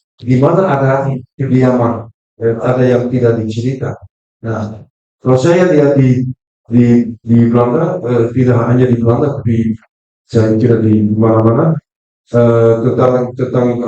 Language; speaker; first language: Indonesian; non-native, fluent; Dutch